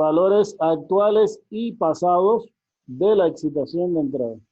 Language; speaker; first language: Spanish; native; Spanish